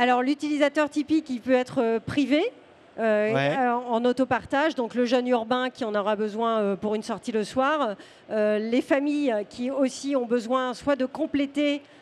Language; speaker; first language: French; native; French